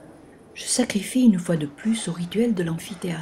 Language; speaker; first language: French; native; French